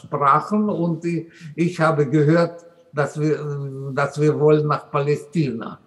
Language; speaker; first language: German; non-native, learner; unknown